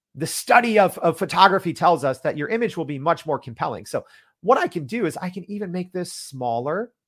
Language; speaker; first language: English; native; English